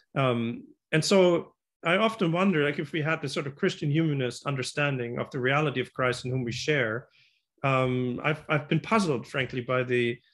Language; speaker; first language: English; non-native, fluent; German